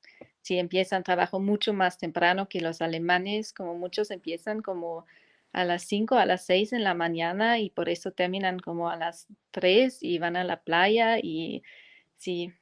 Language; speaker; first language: Spanish; non-native, fluent; German